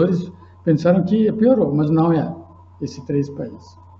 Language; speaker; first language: Portuguese; non-native, fluent; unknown